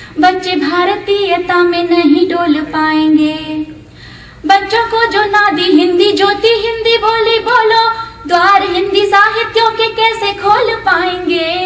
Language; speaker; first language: Hindi; native; Hindi